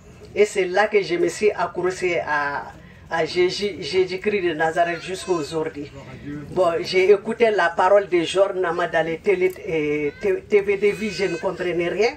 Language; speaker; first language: French; non-native, local second language; Bambara